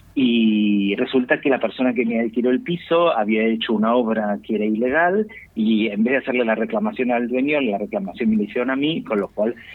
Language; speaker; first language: Spanish; native; Spanish